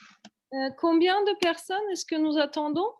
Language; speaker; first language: French; non-native, fluent; Turkish